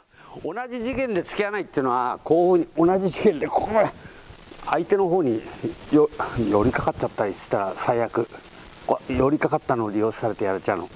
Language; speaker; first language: Japanese; native; Japanese